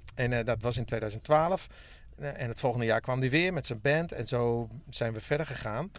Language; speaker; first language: Dutch; non-native, local second language; Western Frisian